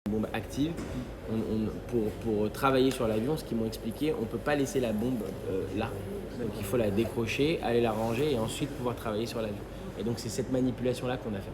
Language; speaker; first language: French; native; French